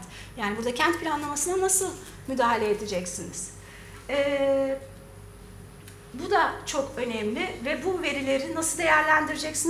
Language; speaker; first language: Turkish; native; Turkish